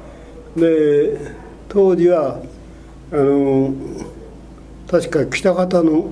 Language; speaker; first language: Japanese; native; Japanese